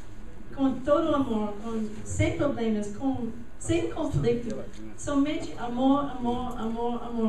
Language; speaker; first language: Portuguese; non-native, learner; English